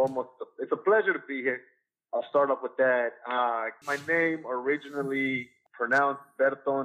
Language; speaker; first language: English; native; English